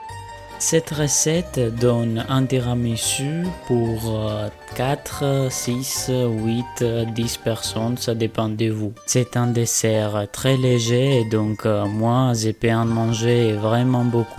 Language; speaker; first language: French; non-native, fluent; Greek